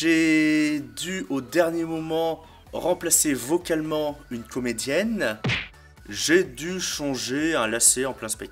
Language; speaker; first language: French; native; French